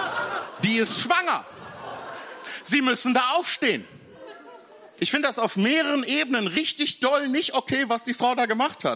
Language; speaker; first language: German; native; German